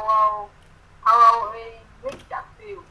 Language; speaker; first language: English; non-native, learner; Vietnamese